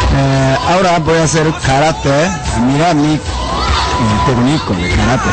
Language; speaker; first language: Spanish; non-native, learner; Japanese